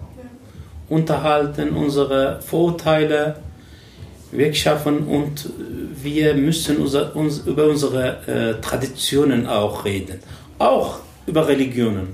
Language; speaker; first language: German; non-native, learner; Turkish